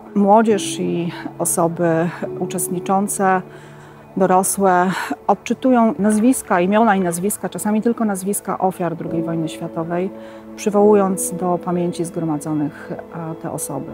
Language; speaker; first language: Polish; native; Polish